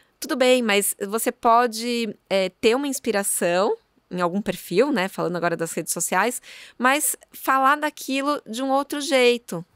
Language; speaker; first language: Portuguese; native; Portuguese